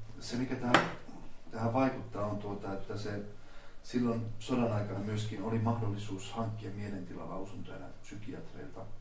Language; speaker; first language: Finnish; native; Finnish